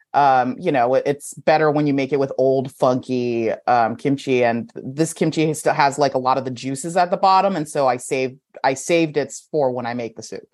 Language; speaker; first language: English; native; English